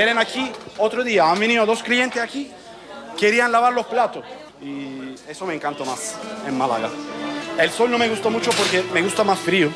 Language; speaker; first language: Spanish; non-native, learner; Turkish